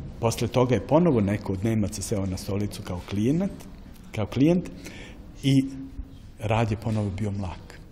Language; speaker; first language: Serbian; native; Serbian